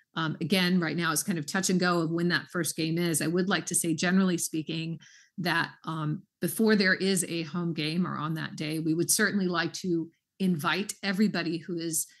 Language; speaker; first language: English; native; English